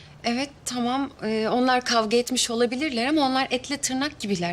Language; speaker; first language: Turkish; native; Turkish